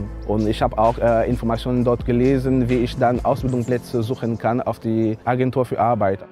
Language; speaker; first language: German; non-native, fluent; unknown